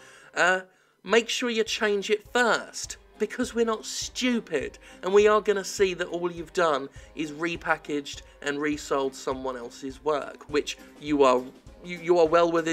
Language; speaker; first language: English; native; English